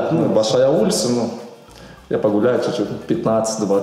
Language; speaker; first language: Russian; non-native, learner; Portuguese